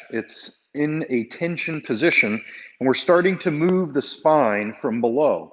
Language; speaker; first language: English; native; English